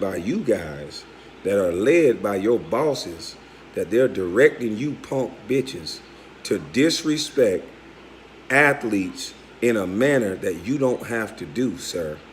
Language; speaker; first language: English; native; English